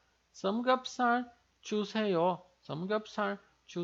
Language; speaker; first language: Korean; non-native, fluent; Portuguese